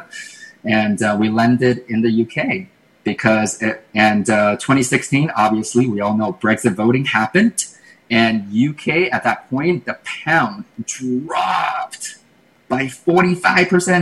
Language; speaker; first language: English; non-native, fluent; Chinese